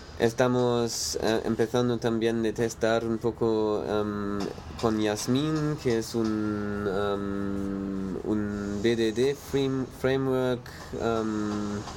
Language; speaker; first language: Spanish; non-native, learner; German